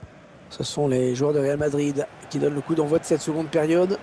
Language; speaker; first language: French; native; French